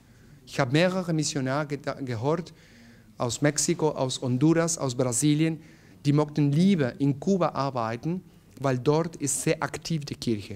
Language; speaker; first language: German; non-native, learner; Spanish